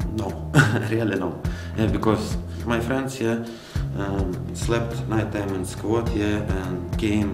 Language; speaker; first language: English; non-native, learner; Russian